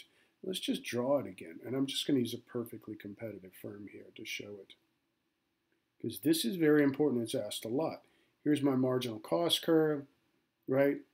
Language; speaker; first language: English; native; English